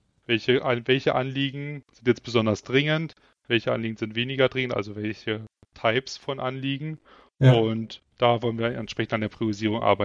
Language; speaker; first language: German; native; German